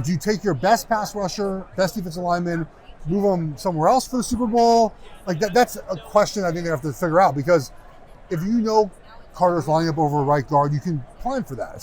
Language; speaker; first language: English; native; English